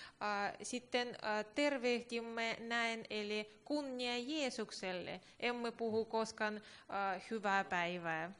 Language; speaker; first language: Finnish; non-native, learner; Ukrainian